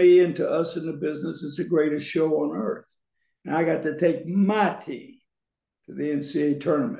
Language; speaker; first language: English; native; English